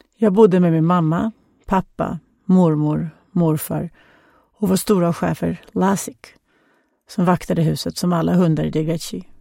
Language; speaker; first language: Swedish; non-native, fluent; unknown